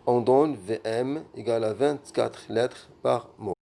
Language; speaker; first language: French; non-native, local second language; Arabic